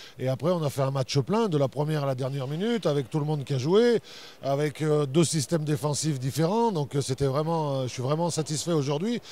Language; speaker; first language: French; native; French